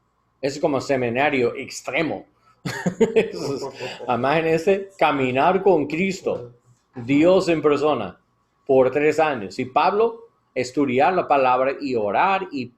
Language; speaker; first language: Spanish; non-native, learner; English